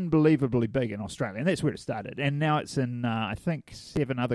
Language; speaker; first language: English; native; English